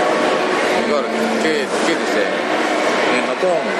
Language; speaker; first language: Spanish; non-native, learner; Japanese